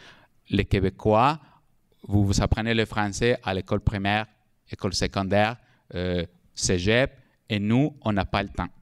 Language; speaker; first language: French; non-native, fluent; Spanish